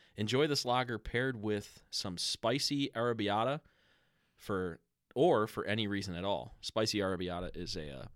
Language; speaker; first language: English; early bilingual, other home language; Italian